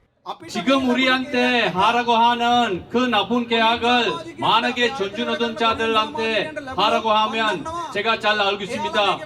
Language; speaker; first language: Korean; non-native, fluent; Sinhala